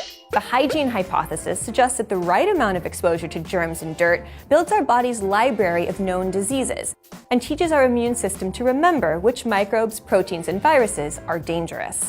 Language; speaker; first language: English; native; English